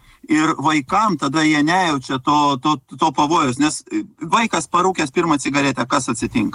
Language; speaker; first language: Lithuanian; native; Lithuanian